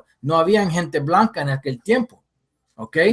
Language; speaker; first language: Spanish; early bilingual, heritage; English